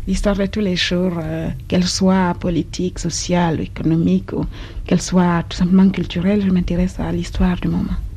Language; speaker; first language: French; non-native, local second language; Basaa